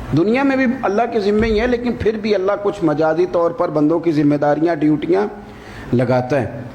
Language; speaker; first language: Urdu; non-native, local second language; Punjabi